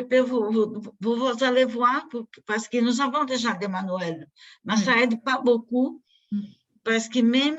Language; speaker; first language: French; non-native, fluent; Portuguese